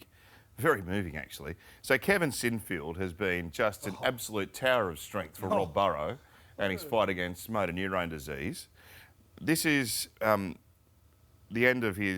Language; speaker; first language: English; native; English